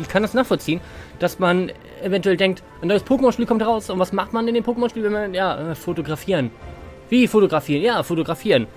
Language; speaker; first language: German; native; German